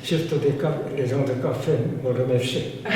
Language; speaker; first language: French; non-native, fluent; Korean